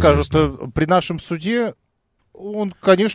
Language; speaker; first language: Russian; native; Russian